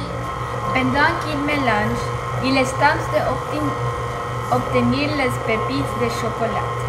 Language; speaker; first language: French; non-native, learner; English